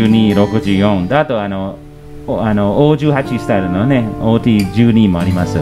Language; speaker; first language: Japanese; non-native, fluent; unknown